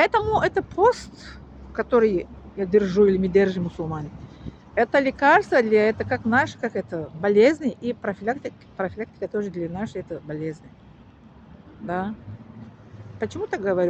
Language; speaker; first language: Russian; non-native, learner; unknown